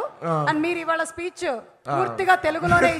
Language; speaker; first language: Telugu; native; Telugu